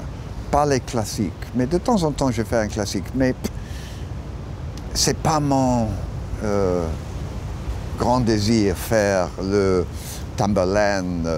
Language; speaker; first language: French; non-native, learner; English